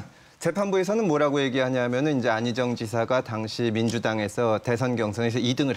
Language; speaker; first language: Korean; native; Korean